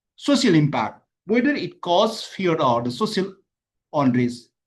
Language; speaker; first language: English; non-native, local second language; Nepali